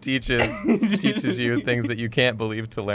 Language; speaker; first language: English; native; English